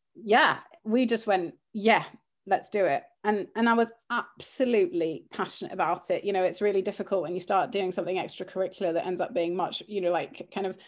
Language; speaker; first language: English; early bilingual, other home language; Greek